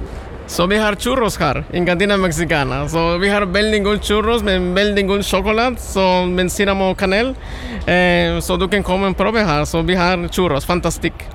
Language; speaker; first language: Norwegian; non-native, learner; Spanish